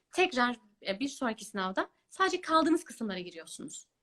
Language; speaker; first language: Turkish; early bilingual, other home language; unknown